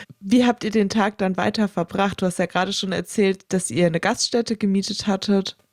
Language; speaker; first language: German; native; German